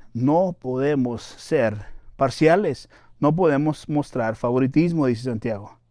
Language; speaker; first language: Spanish; native; Spanish